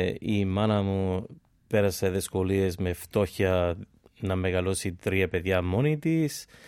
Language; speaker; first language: Greek; non-native, fluent; English